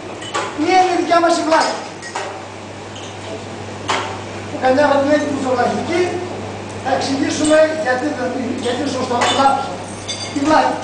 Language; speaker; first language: Greek; non-native, local second language; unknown